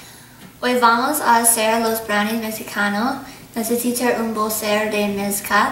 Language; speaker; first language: Spanish; non-native, learner; English